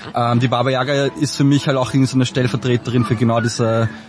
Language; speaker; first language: German; native; German